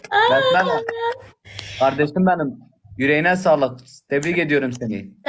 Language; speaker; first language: Turkish; native; Turkish